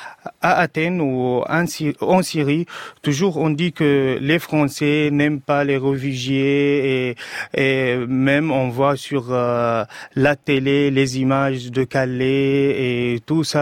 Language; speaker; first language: French; non-native, fluent; Arabic